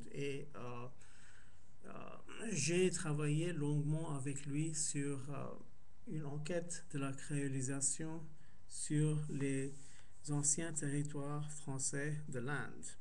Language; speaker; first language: French; non-native, fluent; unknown